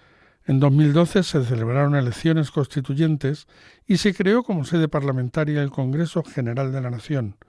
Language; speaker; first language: Spanish; native; Spanish